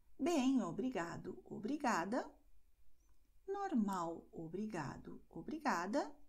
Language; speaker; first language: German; non-native, fluent; Portuguese